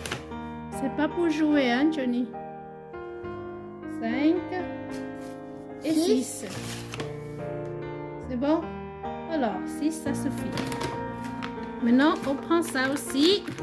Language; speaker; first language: French; non-native, learner; Hmong